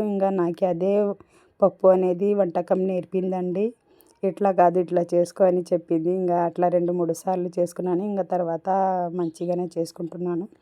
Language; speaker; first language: Telugu; non-native, local second language; Urdu